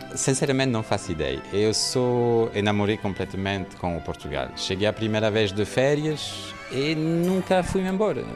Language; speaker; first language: Portuguese; non-native, fluent; French